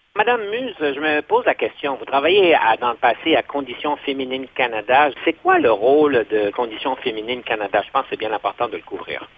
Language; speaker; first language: French; native; French